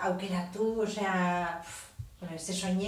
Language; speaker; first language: Basque; non-native, local second language; Spanish